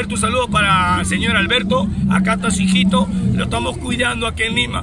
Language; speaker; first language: Spanish; native; Spanish